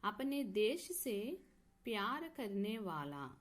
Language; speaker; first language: Hindi; non-native, local second language; Telugu